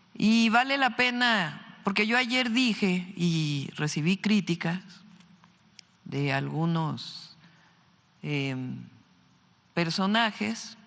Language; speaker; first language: Spanish; native; Spanish